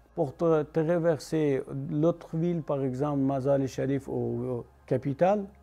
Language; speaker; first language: French; non-native, learner; Persian